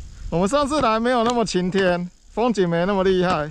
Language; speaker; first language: Chinese; native; Chinese